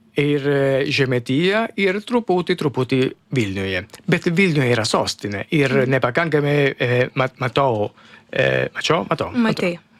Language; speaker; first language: Lithuanian; non-native, learner; Italian